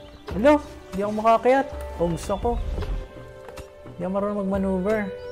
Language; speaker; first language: Filipino; native; Filipino